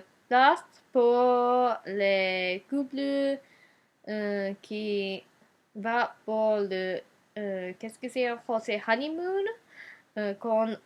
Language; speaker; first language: French; non-native, learner; Japanese